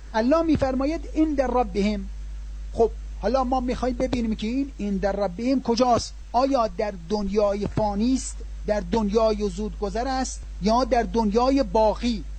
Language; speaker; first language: Persian; native; Persian